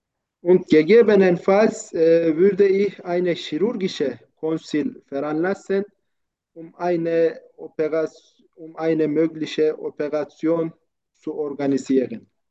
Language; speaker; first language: German; non-native, fluent; Turkish